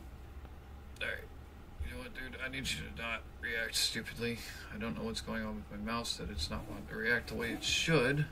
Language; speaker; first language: English; native; English